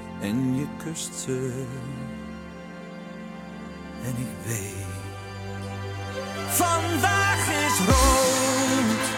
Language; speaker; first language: Dutch; native; Dutch